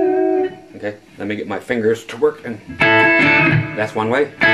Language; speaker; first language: English; native; English